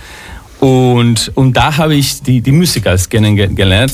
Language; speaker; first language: German; non-native, fluent; Spanish